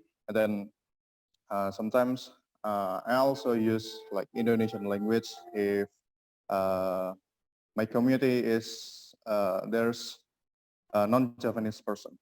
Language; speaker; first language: English; non-native, learner; Indonesian